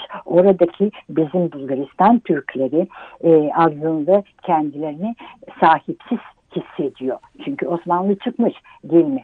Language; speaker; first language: Turkish; early bilingual, heritage; Turkish